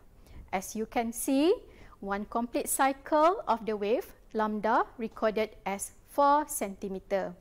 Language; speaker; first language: English; non-native, local second language; Malay